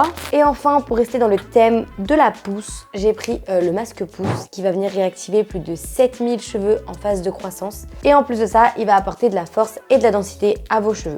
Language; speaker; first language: French; native; French